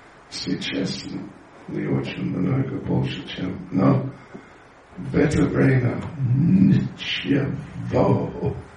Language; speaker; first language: Russian; non-native, learner; English